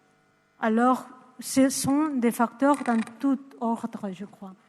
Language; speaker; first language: French; non-native, learner; Spanish